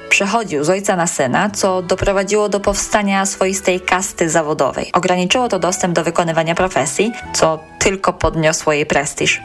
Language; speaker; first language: Polish; native; Polish